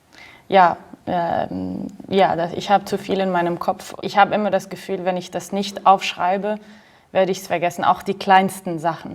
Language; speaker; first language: German; non-native, fluent; Arabic